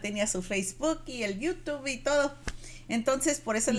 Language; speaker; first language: Spanish; native; Spanish